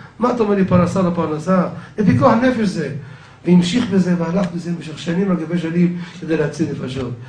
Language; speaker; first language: Hebrew; native; Hebrew